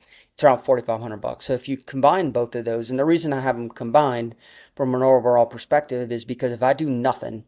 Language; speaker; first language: English; native; English